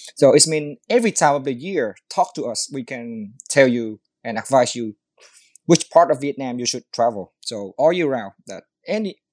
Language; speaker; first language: English; non-native, learner; Vietnamese